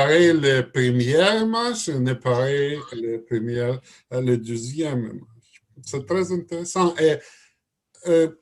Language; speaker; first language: French; non-native, learner; Russian